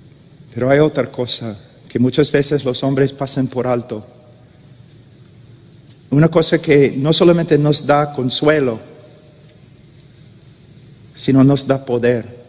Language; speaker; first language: Spanish; non-native, fluent; English